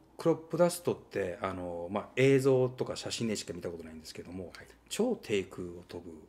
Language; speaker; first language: Japanese; native; Japanese